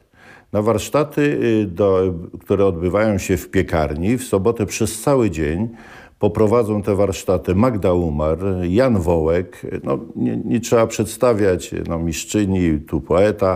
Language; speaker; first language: Polish; native; Polish